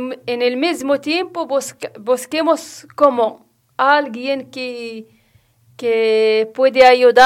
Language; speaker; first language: Spanish; non-native, learner; Arabic